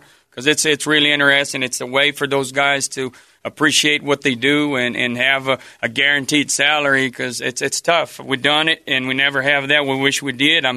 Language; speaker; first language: English; non-native, fluent; Portuguese